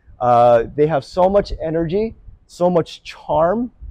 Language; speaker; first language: English; native; English